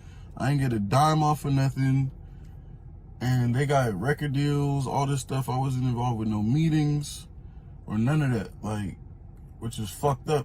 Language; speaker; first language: English; native; English